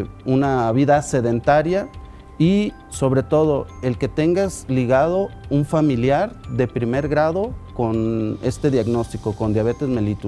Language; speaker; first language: Spanish; native; Spanish